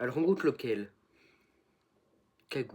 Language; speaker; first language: French; native; French